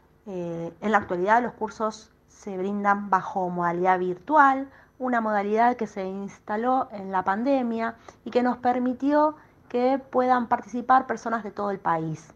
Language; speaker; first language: Spanish; native; Spanish